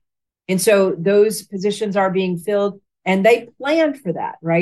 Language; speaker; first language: English; native; English